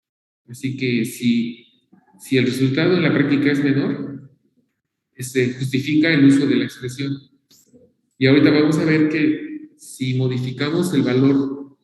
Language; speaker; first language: Spanish; native; Spanish